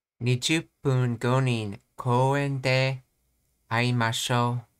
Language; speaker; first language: Japanese; non-native, learner; English